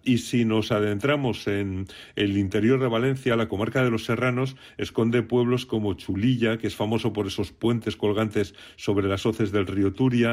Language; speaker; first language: Spanish; native; Spanish